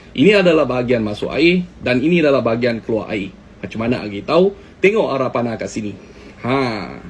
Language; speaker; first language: Malay; native; Malay